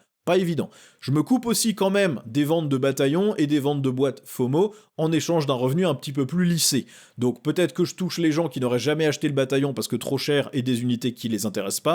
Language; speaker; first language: French; native; French